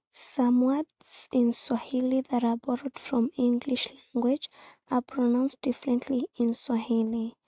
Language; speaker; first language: English; non-native, local second language; Swahili